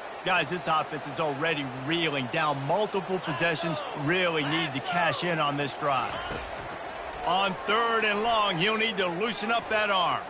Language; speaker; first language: English; native; English